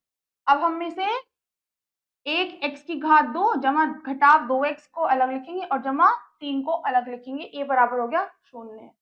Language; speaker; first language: Hindi; native; Hindi